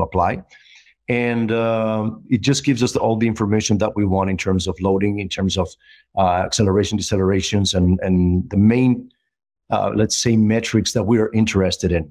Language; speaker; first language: English; non-native, fluent; Greek